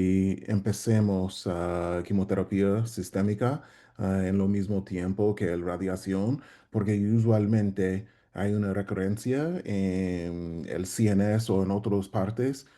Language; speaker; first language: Spanish; non-native, learner; English